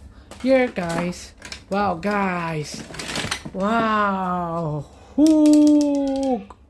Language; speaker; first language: English; non-native, learner; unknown